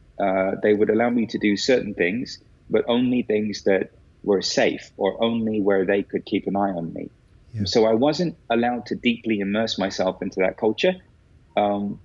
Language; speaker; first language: English; native; English